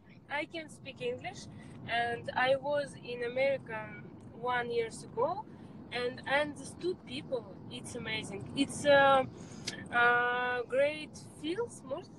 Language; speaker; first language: English; non-native, learner; Russian